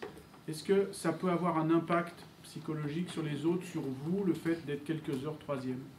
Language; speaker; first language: French; native; French